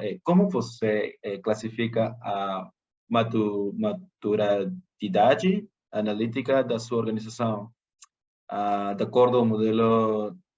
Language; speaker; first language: Portuguese; non-native, fluent; Spanish